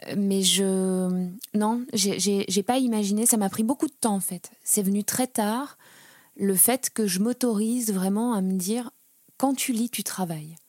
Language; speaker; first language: French; native; French